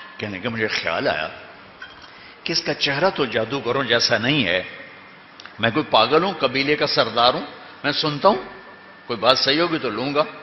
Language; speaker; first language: Urdu; non-native, local second language; Punjabi